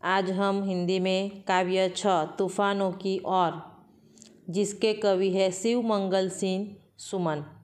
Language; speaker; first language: Hindi; non-native, local second language; Gujarati